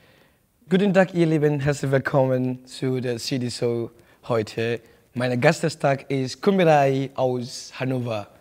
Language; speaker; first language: German; non-native, learner; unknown